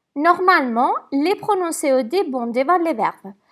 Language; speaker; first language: French; non-native, fluent; Spanish